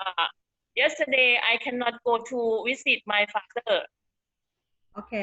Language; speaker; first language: English; non-native, learner; Thai